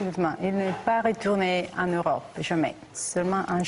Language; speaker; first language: French; non-native, fluent; Italian